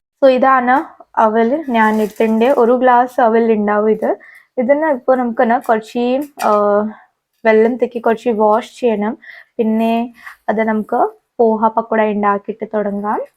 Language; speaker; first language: Malayalam; non-native, learner; Hindi